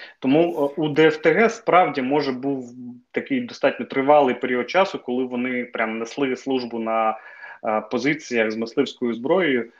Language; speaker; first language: Ukrainian; native; Ukrainian